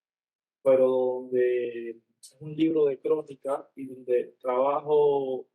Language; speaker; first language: Spanish; native; Spanish